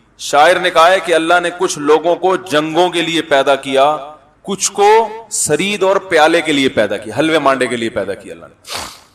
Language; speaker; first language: Urdu; native; Urdu